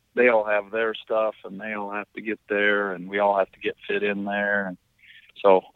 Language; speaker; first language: English; native; English